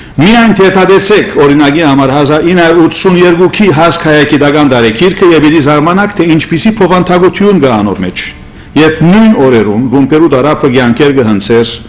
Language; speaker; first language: Armenian; native; Armenian